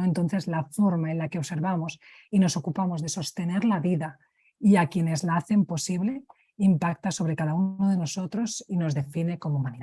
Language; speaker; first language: Spanish; native; Spanish